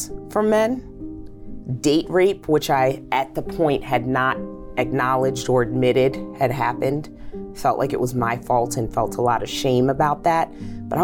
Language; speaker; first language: English; native; English